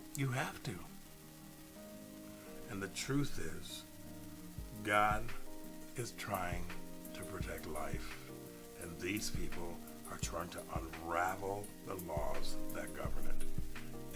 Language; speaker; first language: English; native; English